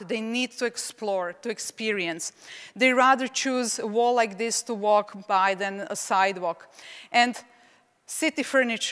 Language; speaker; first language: English; non-native, fluent; Czech